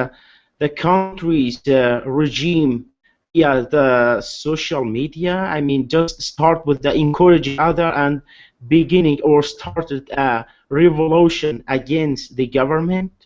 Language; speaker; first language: English; non-native, learner; Arabic